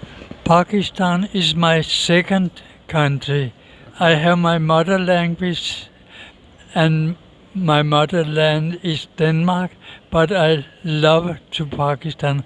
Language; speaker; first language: English; non-native, learner; Danish